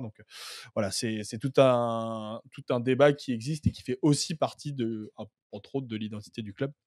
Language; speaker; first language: French; native; French